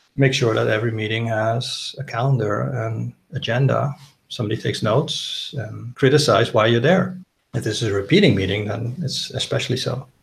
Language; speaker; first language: English; non-native, fluent; Dutch